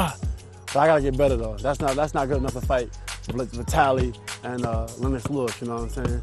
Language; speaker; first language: English; native; English